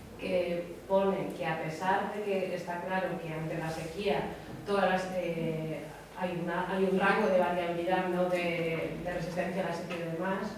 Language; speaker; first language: Spanish; native; Spanish